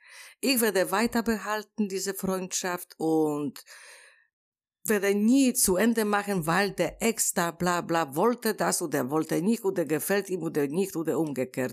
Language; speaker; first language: German; non-native, learner; Polish